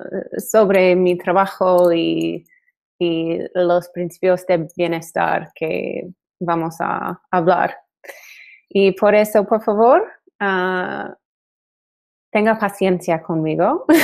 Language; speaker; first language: Spanish; non-native, learner; English